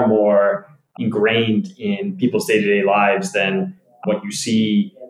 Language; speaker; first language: English; native; English